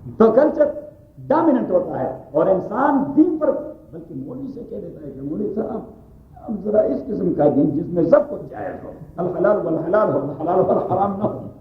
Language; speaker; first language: Urdu; non-native, local second language; Pashto